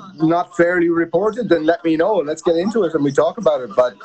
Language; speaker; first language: English; native; English